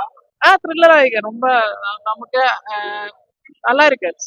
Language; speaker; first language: Tamil; native; Tamil